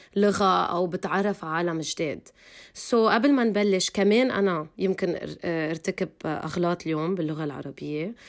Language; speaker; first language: Arabic; non-native, local second language; Armenian